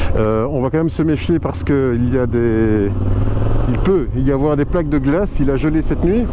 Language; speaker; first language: French; native; French